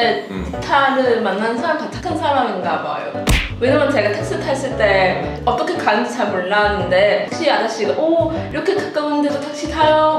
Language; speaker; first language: Korean; non-native, learner; Cantonese